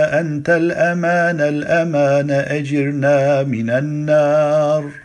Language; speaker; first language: Arabic; non-native, fluent; Turkish